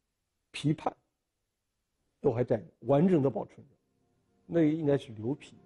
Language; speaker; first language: Chinese; native; Chinese